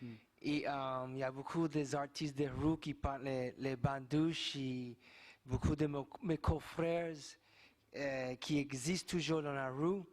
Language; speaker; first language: French; non-native, fluent; English